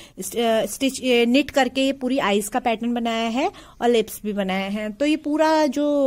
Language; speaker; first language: Hindi; native; Hindi